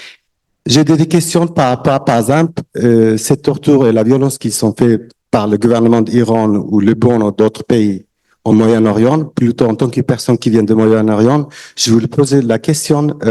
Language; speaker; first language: French; non-native, learner; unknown